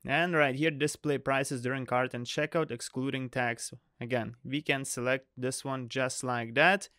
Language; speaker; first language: English; non-native, fluent; Lithuanian